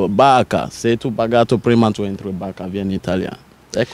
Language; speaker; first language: Italian; non-native, learner; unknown